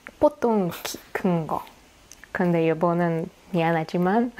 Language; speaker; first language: Korean; non-native, fluent; Russian